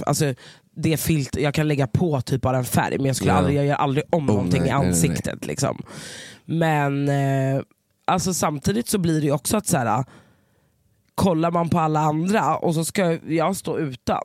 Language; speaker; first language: Swedish; native; Swedish